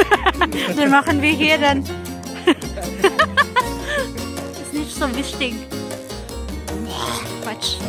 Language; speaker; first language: German; non-native, learner; Cebuano